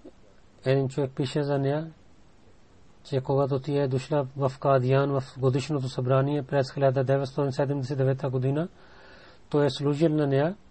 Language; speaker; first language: Bulgarian; non-native, learner; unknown